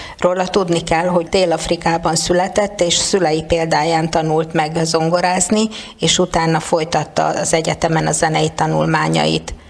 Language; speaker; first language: Hungarian; native; Hungarian